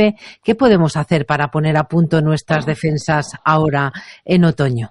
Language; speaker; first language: Spanish; native; Spanish